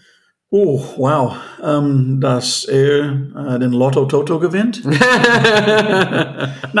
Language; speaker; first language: German; non-native, fluent; English